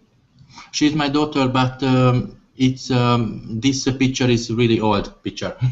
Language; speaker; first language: English; non-native, learner; Hungarian